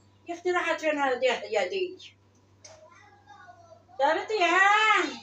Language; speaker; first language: Arabic; native; Arabic